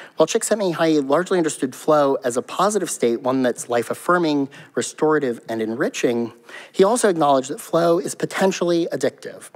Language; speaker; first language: English; native; English